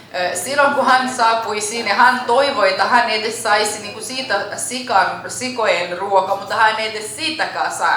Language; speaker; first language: Finnish; non-native, learner; Kinyarwanda